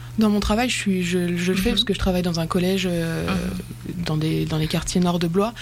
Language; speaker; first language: French; native; French